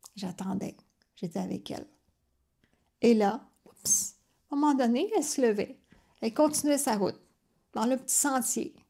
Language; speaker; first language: French; native; French